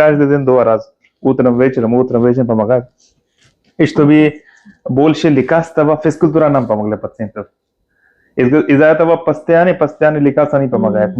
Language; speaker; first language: Russian; non-native, learner; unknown